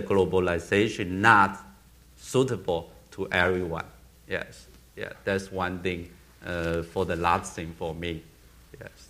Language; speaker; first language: English; non-native, learner; Chinese